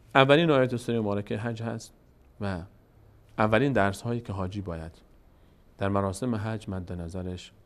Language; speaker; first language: Persian; native; Persian